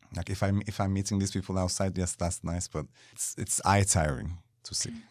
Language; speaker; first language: English; non-native, fluent; Turkish